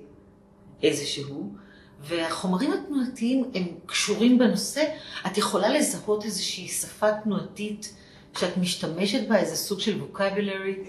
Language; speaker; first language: Hebrew; native; Hebrew